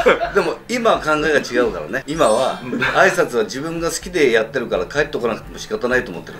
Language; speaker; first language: Japanese; native; Japanese